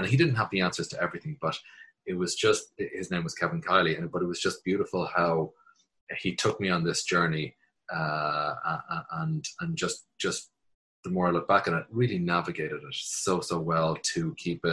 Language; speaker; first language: English; native; English